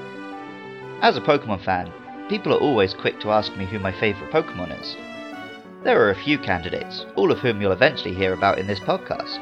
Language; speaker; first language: English; native; English